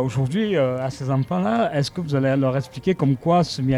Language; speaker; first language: French; native; French